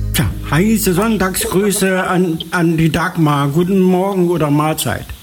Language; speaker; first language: German; native; German